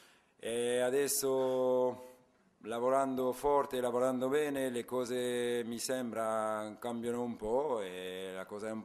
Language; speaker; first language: Italian; non-native, fluent; French